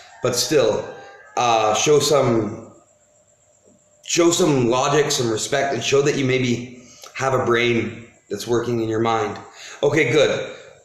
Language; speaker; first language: English; native; English